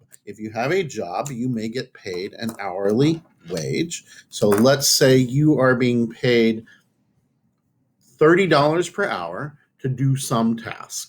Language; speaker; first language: English; native; English